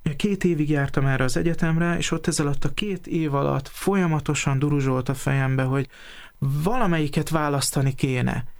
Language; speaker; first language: Hungarian; native; Hungarian